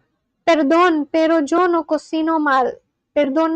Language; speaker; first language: Spanish; non-native, learner; Bangla